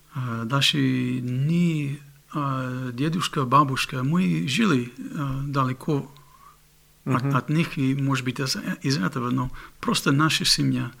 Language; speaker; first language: Russian; non-native, fluent; English